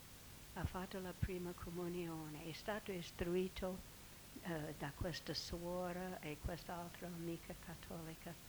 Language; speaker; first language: Italian; non-native, fluent; English